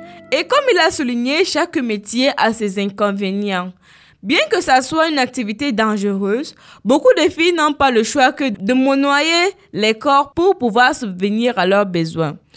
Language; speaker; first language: French; non-native, local second language; Fula